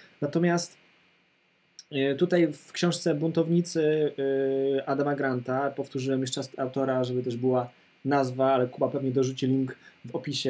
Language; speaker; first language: Polish; native; Polish